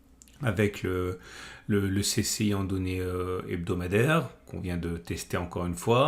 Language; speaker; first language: French; native; French